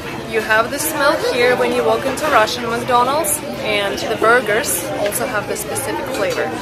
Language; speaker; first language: English; non-native, fluent; Russian